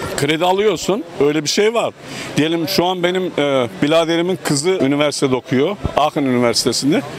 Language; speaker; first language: Turkish; native; Turkish